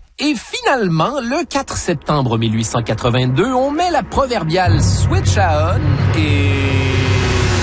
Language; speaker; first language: French; native; French